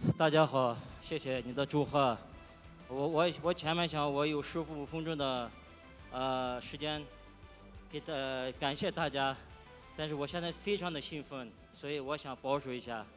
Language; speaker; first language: Chinese; non-native, fluent; Russian